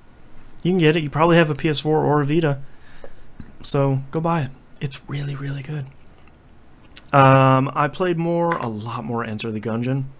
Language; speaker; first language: English; native; English